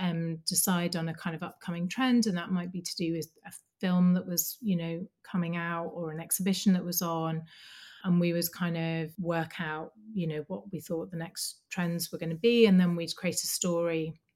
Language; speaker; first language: English; native; English